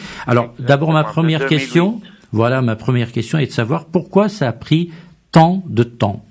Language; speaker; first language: French; native; French